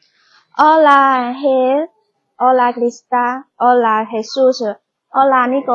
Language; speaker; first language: Spanish; non-native, learner; Chinese